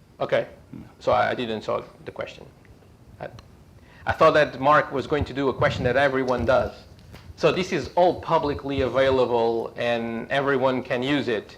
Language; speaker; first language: English; non-native, fluent; Portuguese